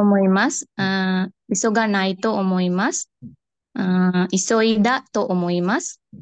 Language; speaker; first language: Japanese; non-native, learner; Sinhala